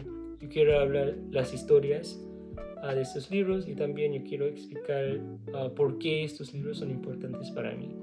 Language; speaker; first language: Spanish; non-native, learner; English